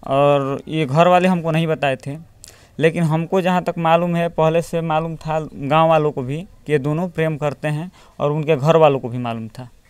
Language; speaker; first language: Hindi; native; Hindi